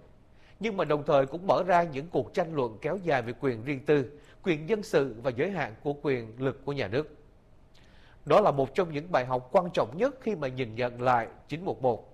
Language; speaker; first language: Vietnamese; native; Vietnamese